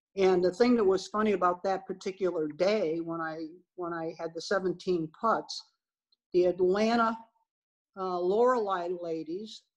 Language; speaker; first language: English; native; English